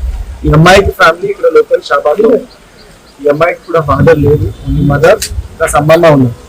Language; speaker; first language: Telugu; non-native, learner; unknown